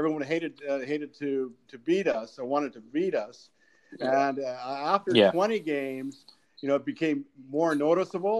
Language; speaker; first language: English; native; English